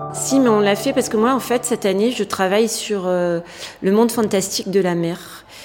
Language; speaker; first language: French; native; French